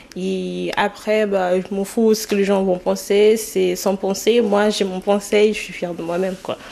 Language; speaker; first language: French; non-native, fluent; Portuguese